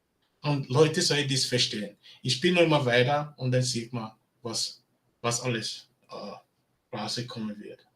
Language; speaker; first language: German; non-native, learner; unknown